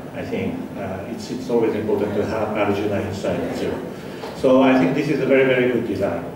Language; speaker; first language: English; non-native, fluent; Japanese